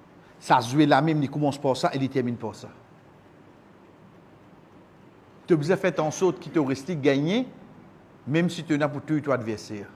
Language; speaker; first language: French; non-native, local second language; Morisyen